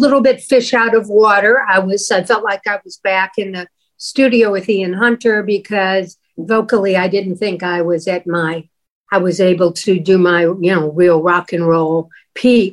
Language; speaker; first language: English; native; English